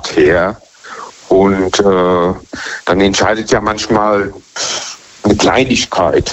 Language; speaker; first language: German; native; German